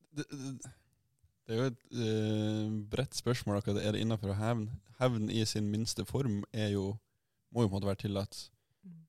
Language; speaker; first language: Norwegian; native; Norwegian